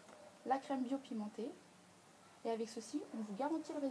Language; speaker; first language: French; native; French